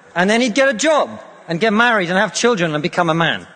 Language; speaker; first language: English; non-native, fluent; Russian